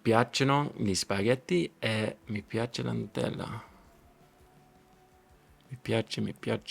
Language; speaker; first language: Italian; non-native, learner; English